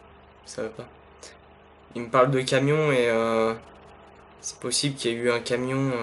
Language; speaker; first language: French; native; French